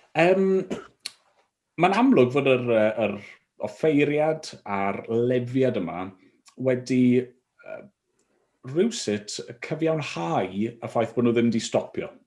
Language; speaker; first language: Welsh; native; Welsh